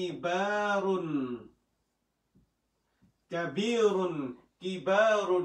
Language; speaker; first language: Arabic; non-native, fluent; Western Cham